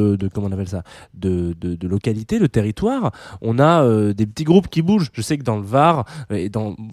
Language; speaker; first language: French; native; French